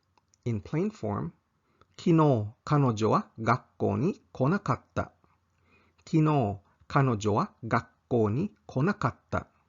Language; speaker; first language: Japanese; non-native, fluent; English